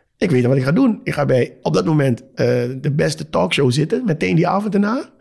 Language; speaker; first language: Dutch; native; Dutch